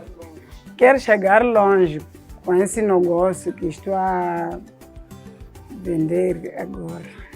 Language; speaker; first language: Portuguese; non-native, local second language; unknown